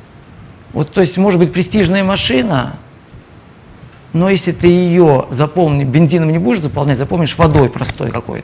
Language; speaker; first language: Russian; native; Russian